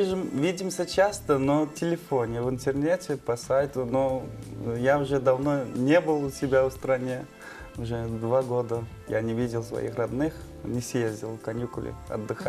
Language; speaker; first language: Russian; non-native, fluent; Turkmen